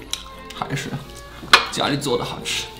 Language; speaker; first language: Chinese; non-native, fluent; German